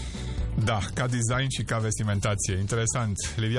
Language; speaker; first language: Romanian; native; Romanian